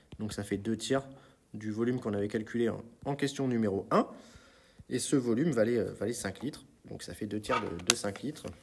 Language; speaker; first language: French; native; French